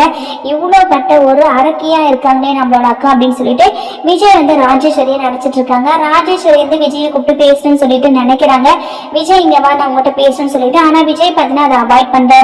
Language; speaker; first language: Tamil; native; Tamil